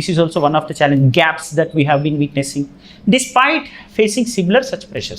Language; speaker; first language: English; non-native, local second language; Telugu